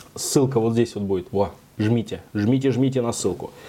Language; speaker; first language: Russian; native; Russian